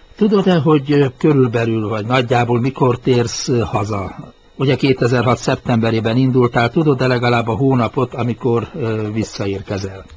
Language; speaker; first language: Hungarian; native; Hungarian